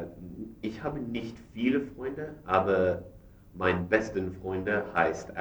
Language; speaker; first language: German; non-native, learner; English